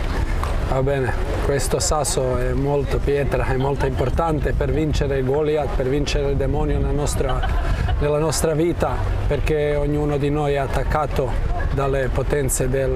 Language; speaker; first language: Italian; non-native, fluent; Croatian